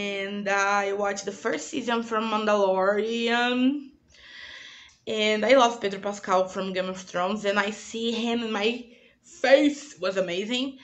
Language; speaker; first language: English; non-native, learner; Portuguese